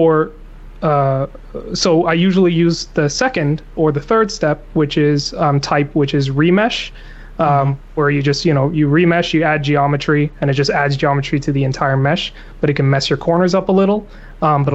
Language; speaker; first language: English; native; English